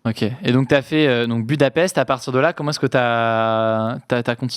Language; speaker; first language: French; native; French